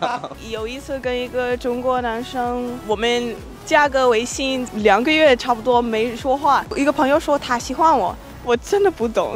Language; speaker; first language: Chinese; non-native, learner; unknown